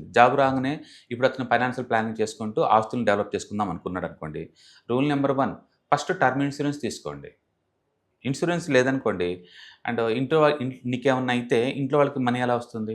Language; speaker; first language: Telugu; native; Telugu